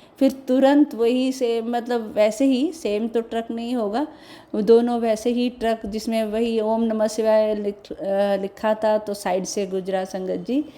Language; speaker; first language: Hindi; non-native, local second language; Odia